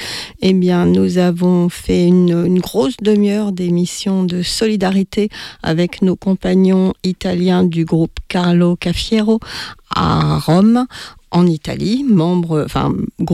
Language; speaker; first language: French; native; French